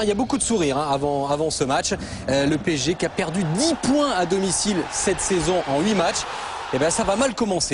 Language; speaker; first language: French; native; French